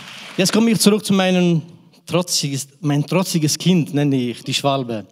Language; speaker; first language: German; non-native, fluent; Kurdish